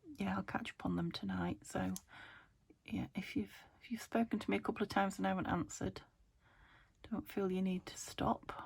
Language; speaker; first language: English; native; English